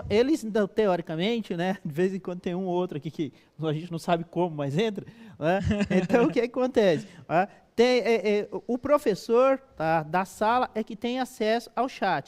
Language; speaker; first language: Portuguese; native; Portuguese